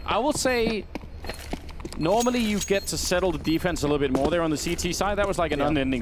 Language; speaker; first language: English; native; English